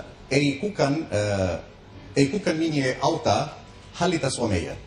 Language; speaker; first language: Finnish; non-native, learner; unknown